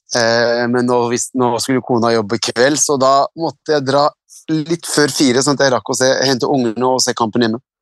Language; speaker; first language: Norwegian; early bilingual, other home language; Arabic